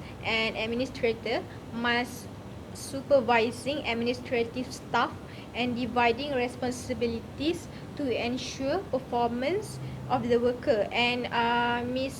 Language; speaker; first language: English; non-native, learner; Malay